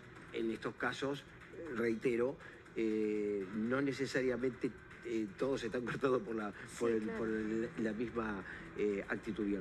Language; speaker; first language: Spanish; native; Spanish